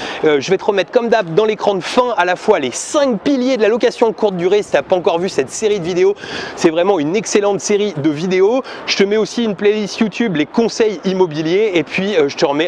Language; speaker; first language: French; native; French